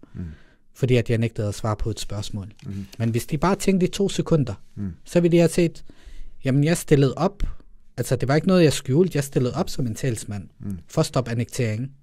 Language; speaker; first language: Danish; early bilingual, other home language; Arabic